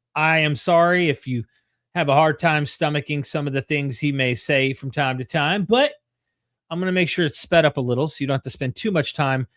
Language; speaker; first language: English; native; English